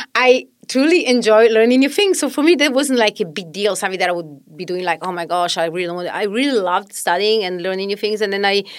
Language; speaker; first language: English; non-native, fluent; Italian